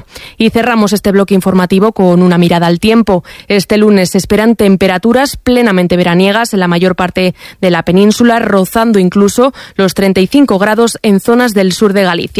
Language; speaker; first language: Spanish; native; Spanish